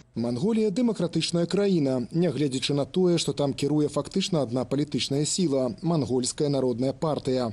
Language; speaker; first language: Belarusian; non-native, local second language; Russian